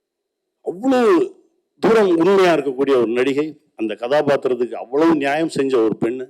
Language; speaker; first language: Tamil; native; Tamil